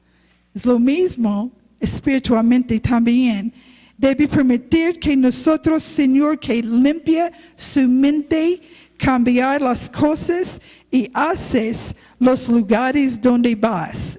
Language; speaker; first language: Spanish; non-native, learner; English